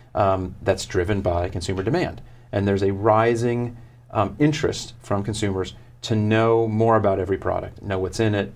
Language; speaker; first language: English; native; English